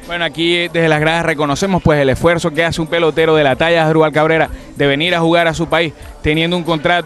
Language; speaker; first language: Spanish; native; Spanish